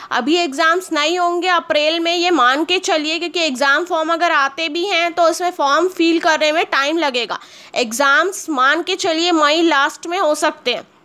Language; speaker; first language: Hindi; native; Hindi